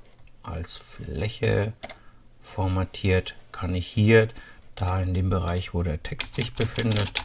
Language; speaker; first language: German; native; German